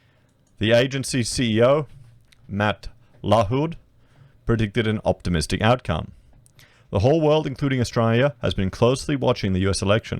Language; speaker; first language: English; native; English